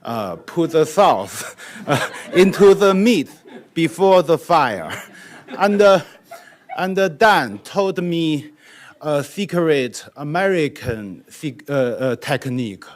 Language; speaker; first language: English; non-native, learner; Chinese